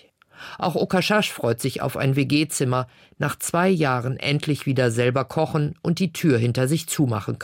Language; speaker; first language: German; native; German